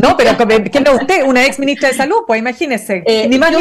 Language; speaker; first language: Spanish; native; Spanish